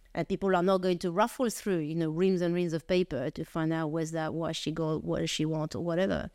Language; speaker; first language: English; non-native, fluent; French